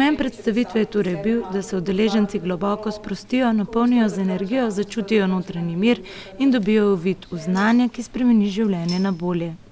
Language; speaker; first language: Slovenian; native; Slovenian